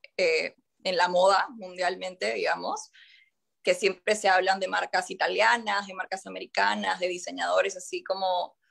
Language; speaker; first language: Spanish; native; Spanish